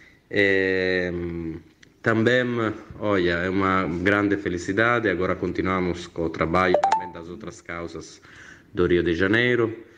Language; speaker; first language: Portuguese; non-native, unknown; Italian